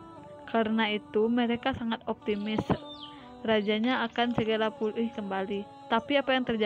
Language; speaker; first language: Indonesian; native; Indonesian